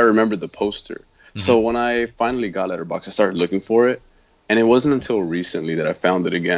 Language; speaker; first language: English; non-native, fluent; Spanish